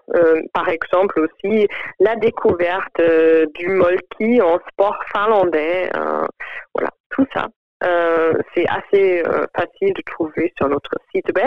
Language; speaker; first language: French; non-native, fluent; German